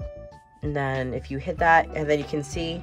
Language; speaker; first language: English; native; English